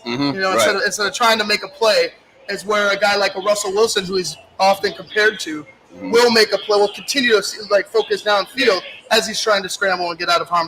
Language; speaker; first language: English; native; English